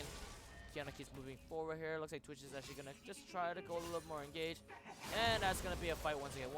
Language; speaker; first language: English; native; English